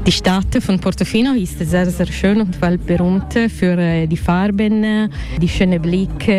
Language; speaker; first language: German; non-native, learner; Italian